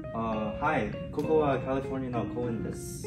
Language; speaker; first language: Japanese; non-native, learner; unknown